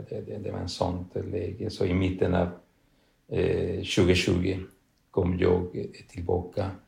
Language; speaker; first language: Swedish; non-native, fluent; Spanish